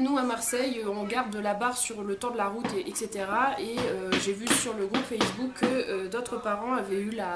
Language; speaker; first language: French; native; French